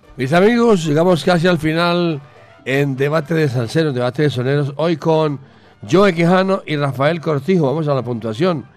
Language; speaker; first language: Spanish; native; Spanish